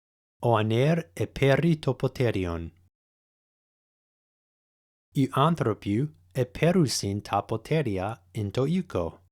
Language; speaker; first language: Greek; non-native, fluent; English